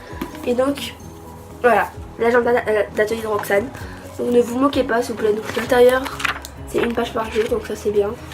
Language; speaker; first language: French; native; French